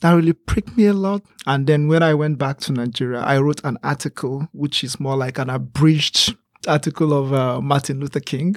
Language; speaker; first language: English; non-native, local second language; Igbo